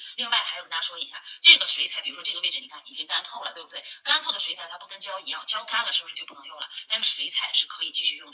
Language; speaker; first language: Chinese; native; Chinese